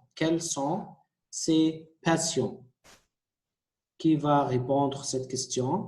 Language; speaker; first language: French; non-native, fluent; Arabic